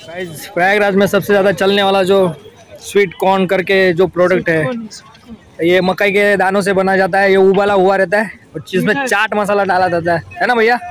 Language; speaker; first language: Hindi; non-native, local second language; Marathi